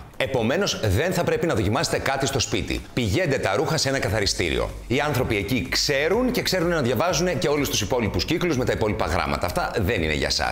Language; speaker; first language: Greek; native; Greek